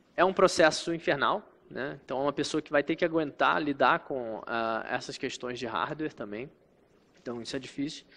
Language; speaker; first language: Portuguese; native; Portuguese